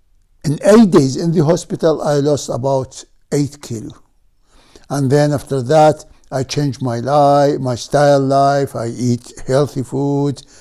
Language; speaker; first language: English; non-native, fluent; Arabic